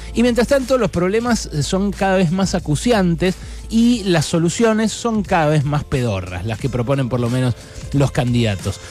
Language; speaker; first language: Spanish; native; Spanish